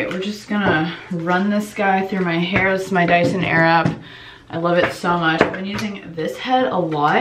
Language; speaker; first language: English; native; English